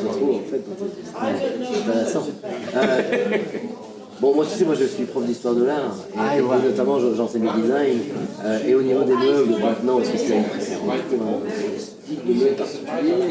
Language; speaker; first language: French; native; French